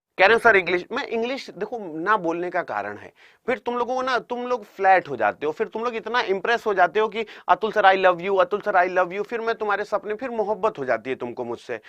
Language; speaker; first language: Hindi; native; Hindi